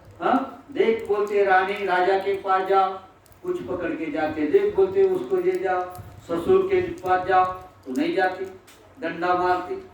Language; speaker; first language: Hindi; non-native, local second language; Marathi